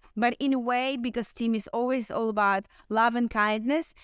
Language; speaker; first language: English; non-native, fluent; Ukrainian